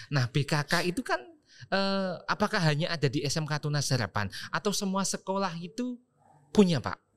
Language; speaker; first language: Indonesian; native; Indonesian